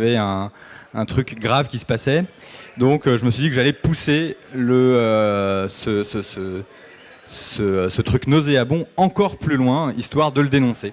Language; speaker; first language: French; native; French